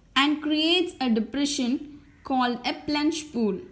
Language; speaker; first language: English; non-native, local second language; Tamil